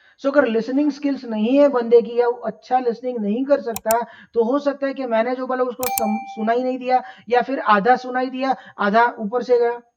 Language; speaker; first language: Hindi; non-native, local second language; Gujarati